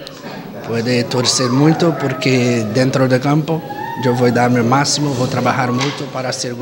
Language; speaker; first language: Spanish; non-native, learner; Portuguese